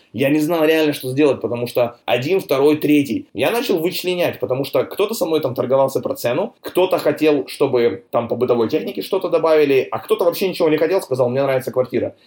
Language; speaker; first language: Russian; native; Russian